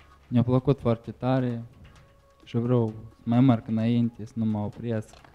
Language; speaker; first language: Romanian; non-native, local second language; Russian